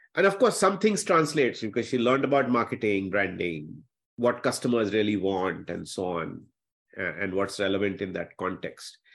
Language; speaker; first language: English; non-native, local second language; Hindi